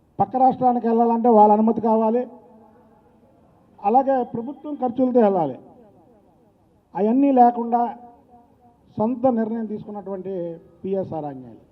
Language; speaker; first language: Telugu; native; Telugu